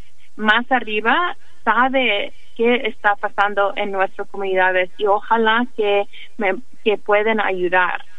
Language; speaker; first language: Spanish; early bilingual, heritage; English